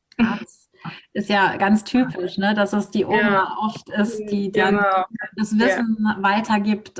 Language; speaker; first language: German; native; German